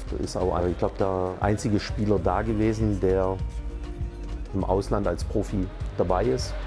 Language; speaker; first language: German; native; German